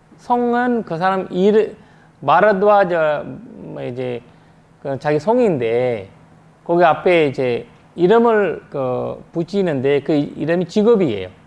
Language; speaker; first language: Korean; non-native, fluent; Sinhala